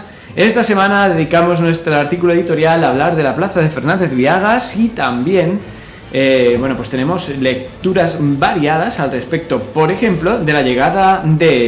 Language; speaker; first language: Spanish; native; Spanish